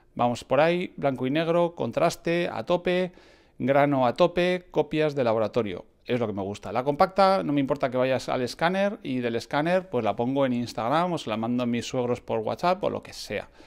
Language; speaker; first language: Spanish; native; Spanish